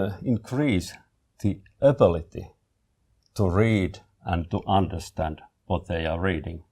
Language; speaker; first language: English; non-native, fluent; Finnish